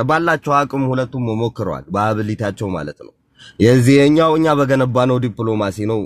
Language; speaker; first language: Amharic; non-native, local second language; Tigrinya